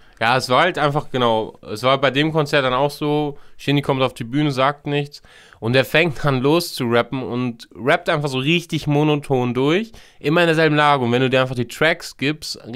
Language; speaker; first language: German; native; German